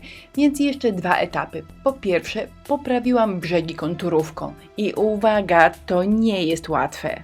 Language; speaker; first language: Polish; native; Polish